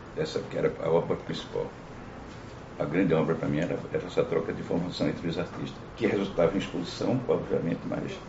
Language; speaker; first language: Portuguese; native; Portuguese